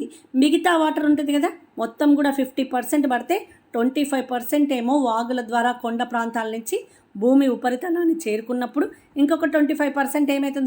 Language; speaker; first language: Telugu; native; Telugu